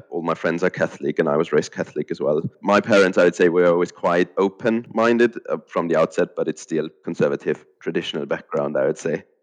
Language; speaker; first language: English; non-native, fluent; German